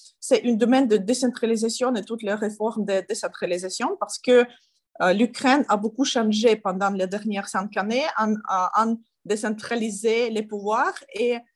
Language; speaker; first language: French; non-native, learner; Ukrainian